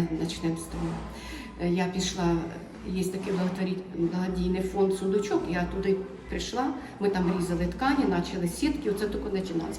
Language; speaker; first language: Ukrainian; non-native, local second language; Russian